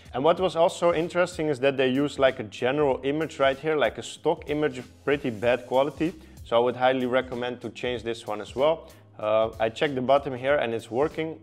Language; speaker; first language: English; non-native, fluent; Dutch